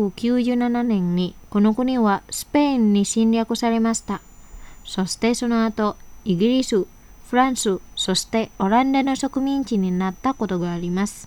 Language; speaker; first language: Japanese; non-native, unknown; Indonesian